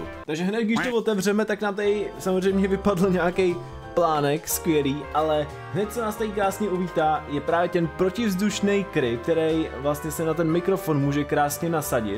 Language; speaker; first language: Czech; native; Czech